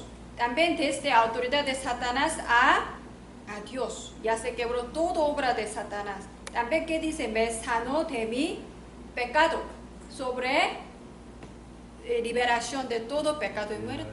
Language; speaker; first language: Spanish; non-native, learner; Korean